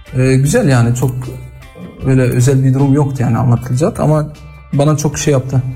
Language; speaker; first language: Turkish; early bilingual, heritage; Turkish